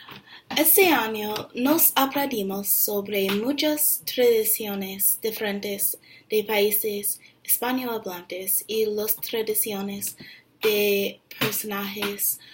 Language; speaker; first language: Spanish; non-native, learner; English